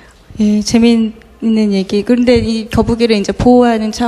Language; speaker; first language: Korean; native; Korean